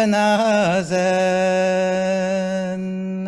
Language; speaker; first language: Welsh; non-native, fluent; French